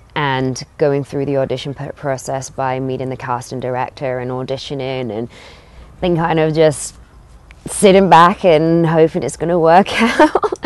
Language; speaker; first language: English; native; English